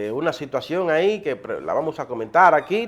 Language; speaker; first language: Spanish; native; Spanish